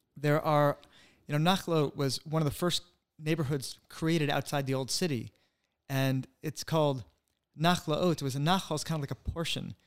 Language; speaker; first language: English; native; English